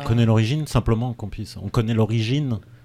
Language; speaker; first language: French; native; French